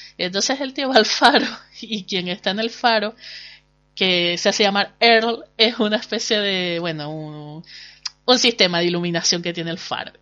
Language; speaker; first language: Spanish; native; Spanish